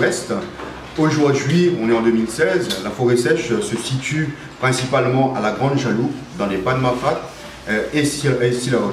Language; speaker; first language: French; native; French